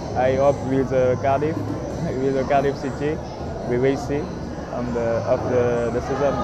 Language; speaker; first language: English; non-native, learner; French